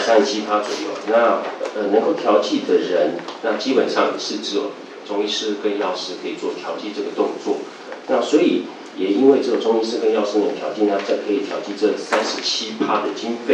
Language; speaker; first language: Chinese; native; Chinese